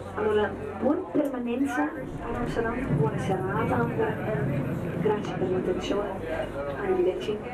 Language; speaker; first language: Italian; non-native, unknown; Dutch